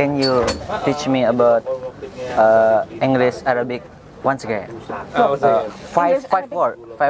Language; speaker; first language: English; non-native, learner; Indonesian